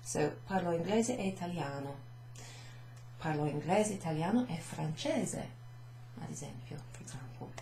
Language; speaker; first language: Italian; non-native, fluent; English